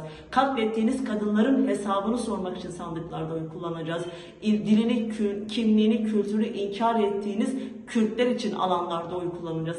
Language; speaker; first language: Turkish; native; Turkish